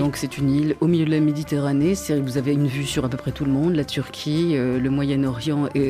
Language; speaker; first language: French; native; French